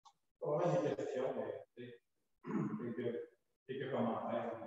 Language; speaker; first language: French; native; French